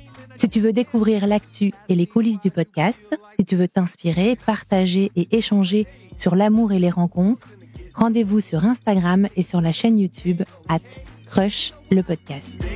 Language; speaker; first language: French; native; French